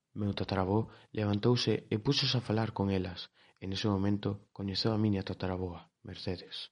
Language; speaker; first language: Galician; non-native, local second language; Spanish